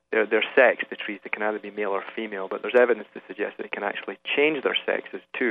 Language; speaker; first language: English; native; English